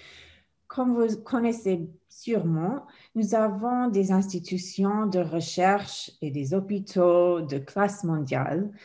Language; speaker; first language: French; non-native, fluent; English